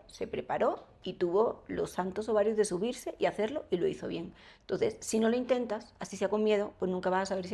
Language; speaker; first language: Spanish; native; Spanish